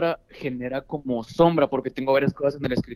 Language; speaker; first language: Spanish; native; Spanish